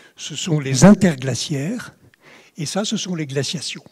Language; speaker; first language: French; native; French